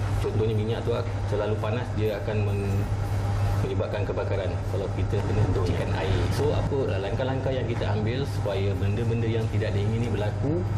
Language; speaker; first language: Malay; native; Malay